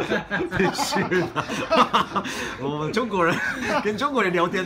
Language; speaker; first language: Chinese; non-native, fluent; Japanese